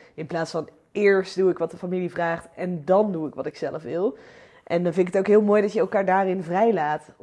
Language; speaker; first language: Dutch; native; Dutch